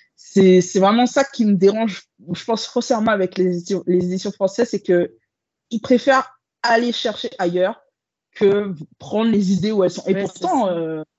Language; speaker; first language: French; native; French